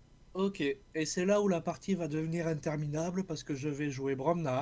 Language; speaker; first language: French; native; French